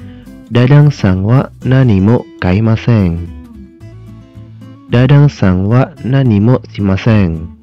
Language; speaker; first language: Japanese; non-native, fluent; Indonesian